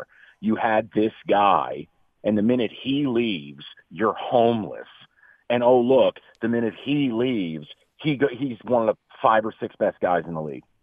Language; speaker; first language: English; native; English